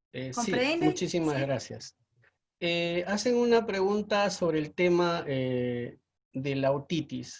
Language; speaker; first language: Spanish; native; Spanish